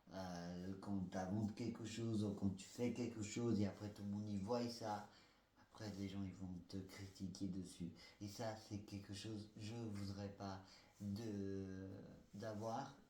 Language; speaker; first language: French; non-native, fluent; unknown